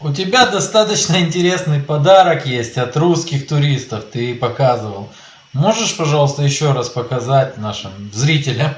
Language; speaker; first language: Russian; native; Russian